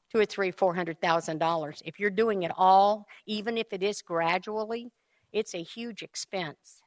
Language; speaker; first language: English; native; English